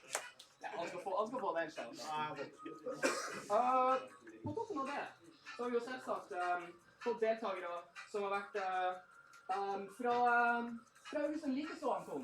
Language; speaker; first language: Norwegian; native; Norwegian